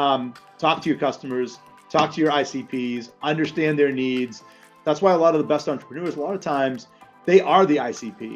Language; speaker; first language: English; native; English